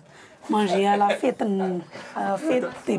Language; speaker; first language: French; non-native, learner; Malagasy